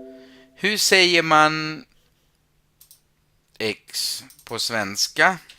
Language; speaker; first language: Swedish; non-native, fluent; Spanish